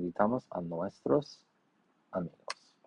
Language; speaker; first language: Spanish; non-native, learner; English